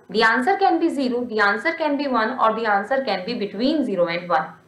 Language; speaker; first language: English; non-native, local second language; Hindi